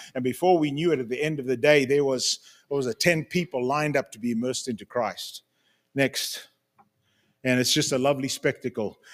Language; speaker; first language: English; native; English